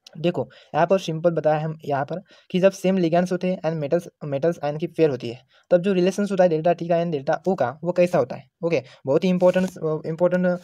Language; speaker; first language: Hindi; non-native, local second language; Marathi